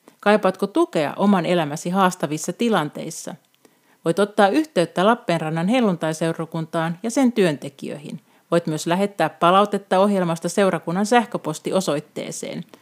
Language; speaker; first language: Finnish; native; Finnish